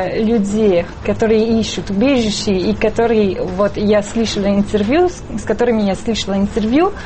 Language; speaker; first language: Russian; non-native, fluent; French